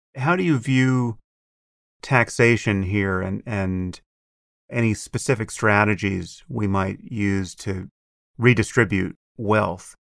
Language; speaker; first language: English; native; English